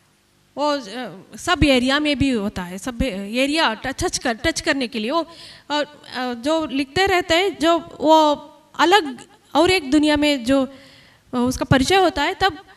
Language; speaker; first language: Hindi; non-native, local second language; Kannada